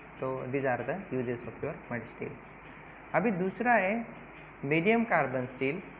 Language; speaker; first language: Hindi; non-native, local second language; Marathi